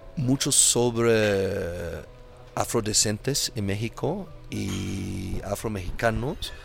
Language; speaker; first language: Spanish; non-native, fluent; English